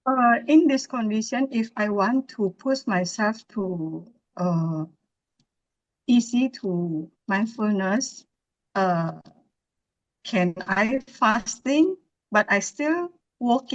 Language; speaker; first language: English; non-native, learner; Indonesian